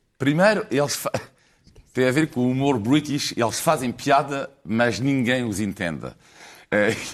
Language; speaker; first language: Portuguese; non-native, fluent; French